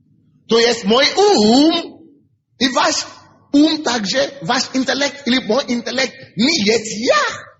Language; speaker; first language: Russian; non-native, fluent; Yoruba